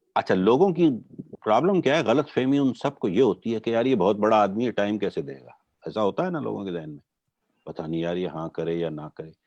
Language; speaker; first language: Urdu; non-native, local second language; Gujarati